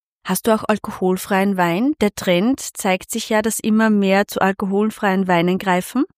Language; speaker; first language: German; native; German